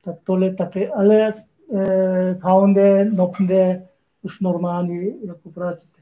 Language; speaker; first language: Czech; non-native, learner; Korean